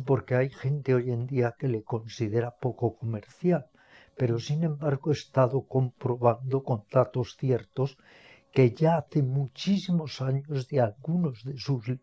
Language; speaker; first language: Spanish; native; Spanish